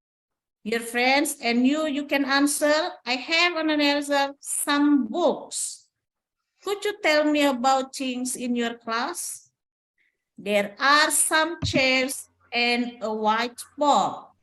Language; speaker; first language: English; non-native, learner; Indonesian